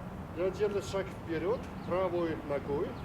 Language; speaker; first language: Russian; non-native, learner; Chinese